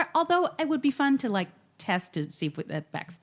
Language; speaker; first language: English; native; English